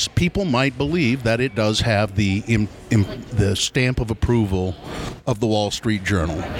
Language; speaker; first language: English; native; English